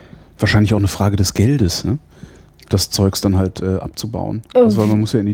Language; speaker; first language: German; native; German